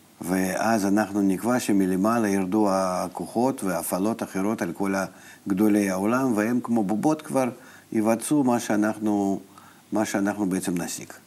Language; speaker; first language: Hebrew; non-native, fluent; Russian